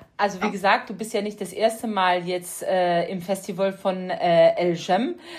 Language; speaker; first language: German; non-native, fluent; Arabic